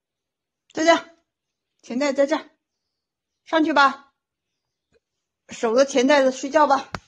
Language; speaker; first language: Chinese; native; Chinese